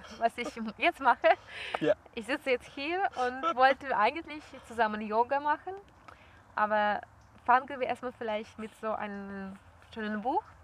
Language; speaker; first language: German; non-native, fluent; Russian